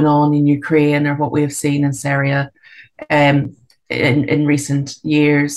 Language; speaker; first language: English; native; English